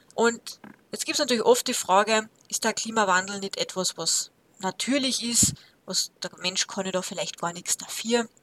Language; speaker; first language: German; native; German